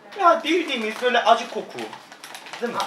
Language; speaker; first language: Turkish; non-native, fluent; Korean